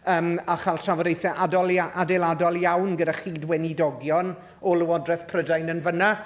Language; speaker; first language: Welsh; native; Welsh